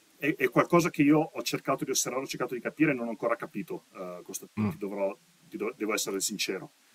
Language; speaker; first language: Italian; native; Italian